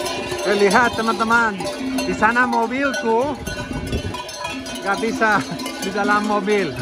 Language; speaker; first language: Indonesian; non-native, learner; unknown